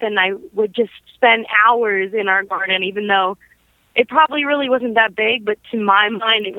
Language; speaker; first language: English; native; English